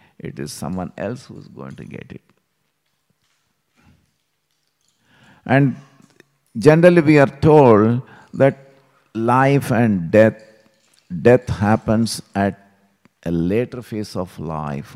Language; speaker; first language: English; non-native, local second language; Telugu